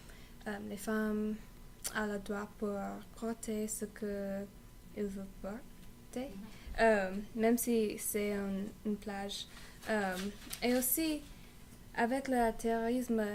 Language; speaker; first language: French; non-native, learner; English